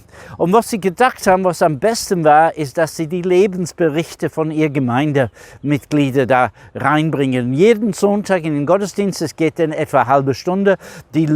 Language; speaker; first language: German; non-native, fluent; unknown